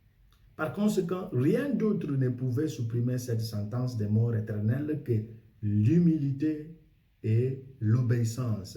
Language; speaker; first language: French; non-native, fluent; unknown